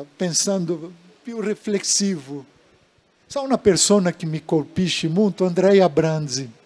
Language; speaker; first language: Italian; non-native, learner; Portuguese